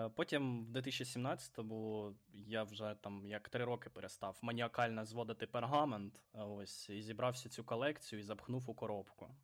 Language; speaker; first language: Ukrainian; non-native, local second language; Russian